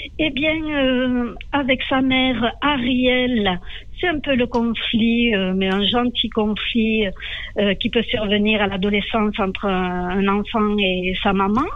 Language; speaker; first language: French; native; French